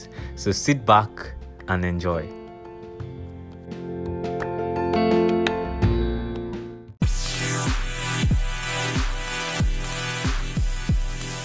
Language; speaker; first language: English; non-native, local second language; Yoruba